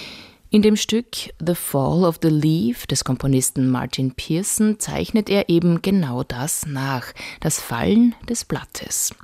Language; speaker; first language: German; native; German